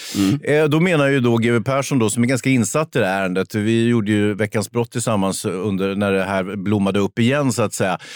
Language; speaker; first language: Swedish; native; Swedish